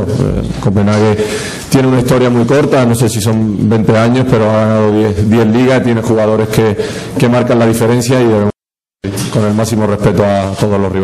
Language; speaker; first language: Spanish; native; Spanish